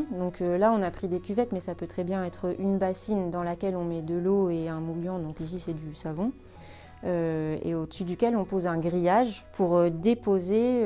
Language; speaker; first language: French; native; French